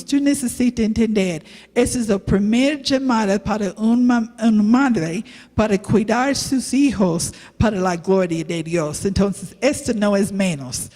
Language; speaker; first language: Spanish; non-native, learner; English